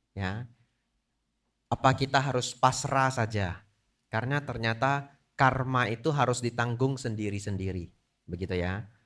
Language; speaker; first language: Indonesian; native; Indonesian